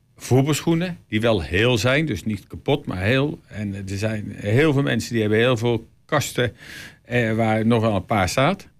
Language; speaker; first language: Dutch; native; Dutch